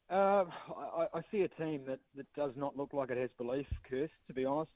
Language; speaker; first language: English; native; English